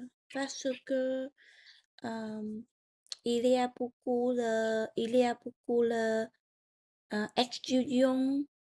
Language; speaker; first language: French; non-native, learner; Vietnamese